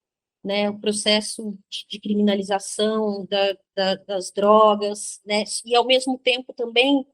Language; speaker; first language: Portuguese; native; Portuguese